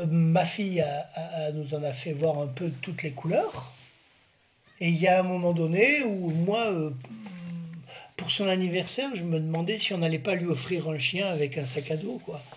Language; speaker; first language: French; native; French